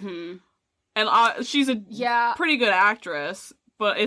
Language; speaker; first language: English; native; English